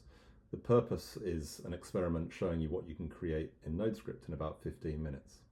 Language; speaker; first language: English; native; English